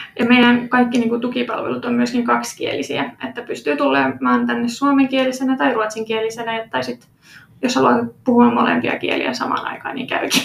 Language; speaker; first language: Finnish; non-native, local second language; Swedish